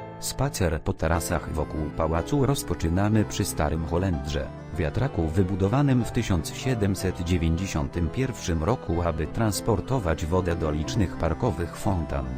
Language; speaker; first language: Polish; native; Polish